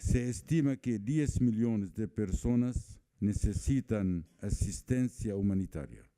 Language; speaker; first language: Spanish; non-native, fluent; Arabic